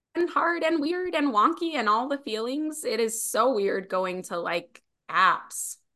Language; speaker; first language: English; native; English